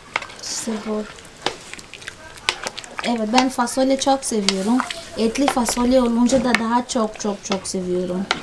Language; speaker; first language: Turkish; non-native, fluent; Portuguese